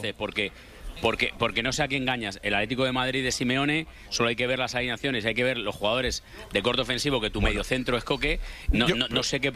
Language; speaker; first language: Spanish; native; Spanish